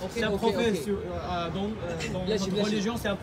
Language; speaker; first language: French; non-native, learner; Arabic